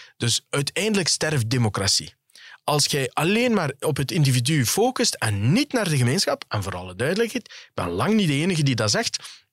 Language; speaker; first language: Dutch; early bilingual, other home language; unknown